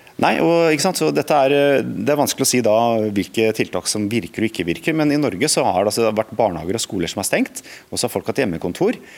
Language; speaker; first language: Norwegian; native; Norwegian